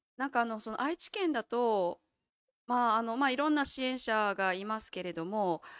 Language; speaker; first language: Japanese; native; Japanese